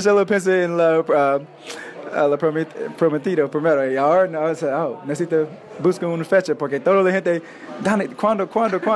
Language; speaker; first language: Spanish; non-native, learner; English